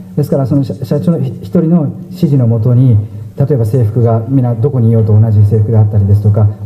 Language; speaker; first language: Japanese; native; Japanese